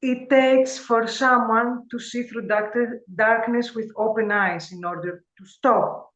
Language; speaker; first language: English; non-native, fluent; Greek